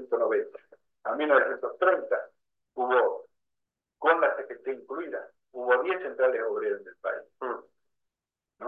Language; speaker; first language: Spanish; native; Spanish